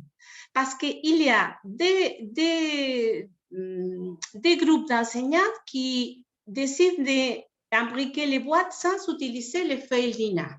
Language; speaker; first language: French; non-native, fluent; Spanish